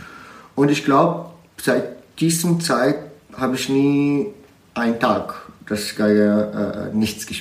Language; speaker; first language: German; non-native, learner; Arabic